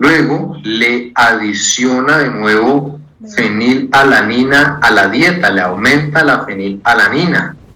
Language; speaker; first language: Spanish; native; Spanish